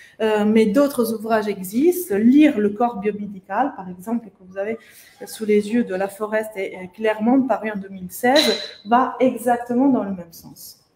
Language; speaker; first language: French; non-native, fluent; Italian